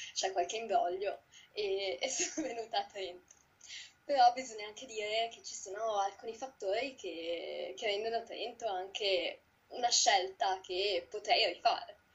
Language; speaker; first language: Italian; native; Italian